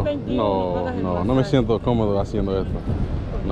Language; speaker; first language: Spanish; non-native, learner; English